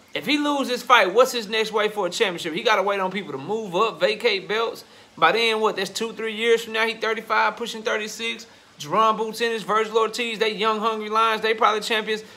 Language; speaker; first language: English; native; English